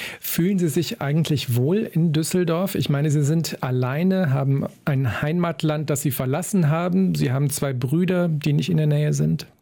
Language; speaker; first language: German; native; German